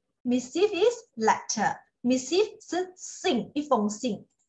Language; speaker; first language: English; non-native, local second language; Chinese